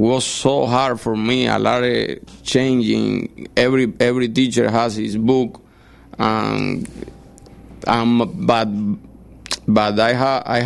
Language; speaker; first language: English; non-native, fluent; Spanish